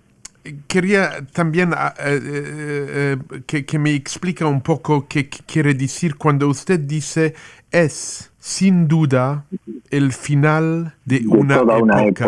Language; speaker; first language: Spanish; non-native, learner; English